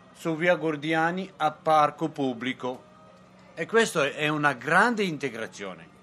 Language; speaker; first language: Italian; non-native, fluent; Serbian